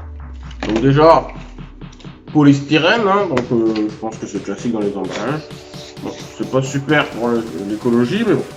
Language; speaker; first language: French; native; French